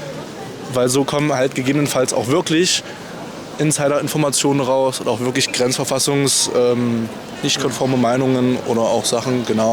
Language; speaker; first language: German; native; German